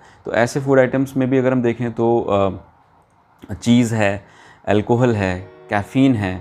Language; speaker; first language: Hindi; native; Hindi